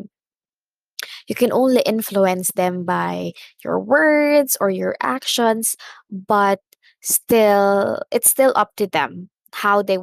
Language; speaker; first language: English; non-native, local second language; Filipino